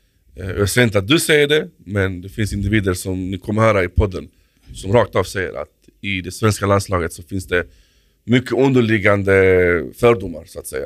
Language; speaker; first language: Swedish; native; Swedish